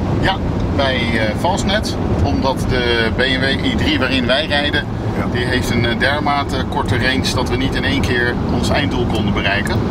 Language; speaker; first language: Dutch; native; Dutch